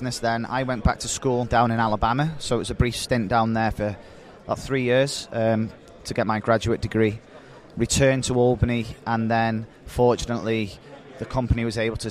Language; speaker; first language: English; native; English